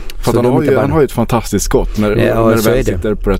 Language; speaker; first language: Swedish; native; Swedish